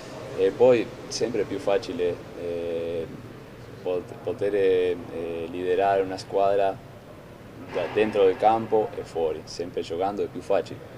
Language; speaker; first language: Italian; non-native, fluent; Spanish